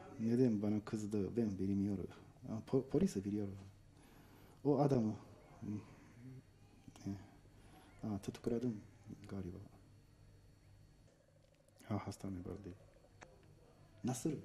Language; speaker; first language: Turkish; non-native, learner; Japanese